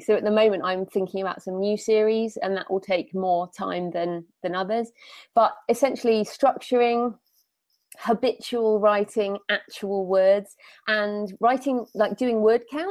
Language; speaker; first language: English; native; English